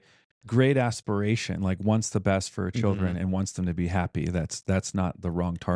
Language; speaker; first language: English; native; English